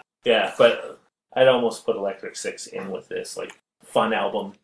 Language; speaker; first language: English; native; English